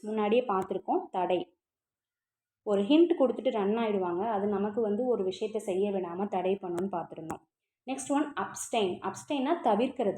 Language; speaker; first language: Tamil; native; Tamil